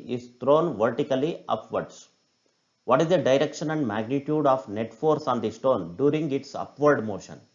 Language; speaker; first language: English; non-native, local second language; Kannada